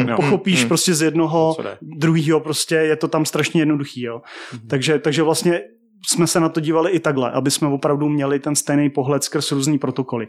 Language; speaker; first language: Czech; native; Czech